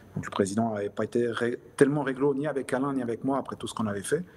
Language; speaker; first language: French; native; French